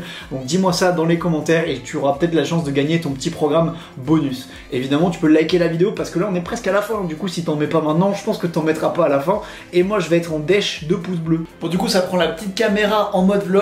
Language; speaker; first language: French; native; French